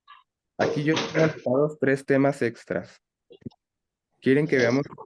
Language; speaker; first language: Spanish; native; Spanish